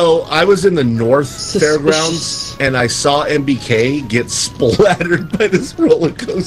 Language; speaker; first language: English; native; English